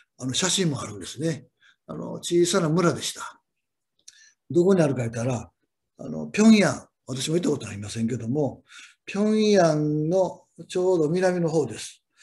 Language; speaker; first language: Japanese; native; Japanese